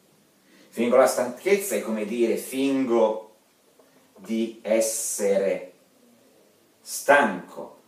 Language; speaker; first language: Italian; non-native, fluent; Russian